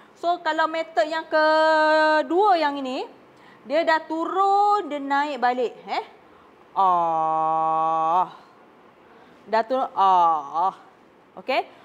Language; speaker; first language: Malay; native; Malay